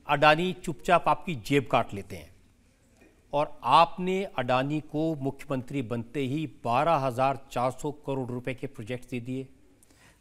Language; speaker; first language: Hindi; native; Hindi